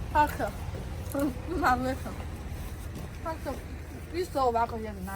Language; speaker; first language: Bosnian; non-native, learner; Chinese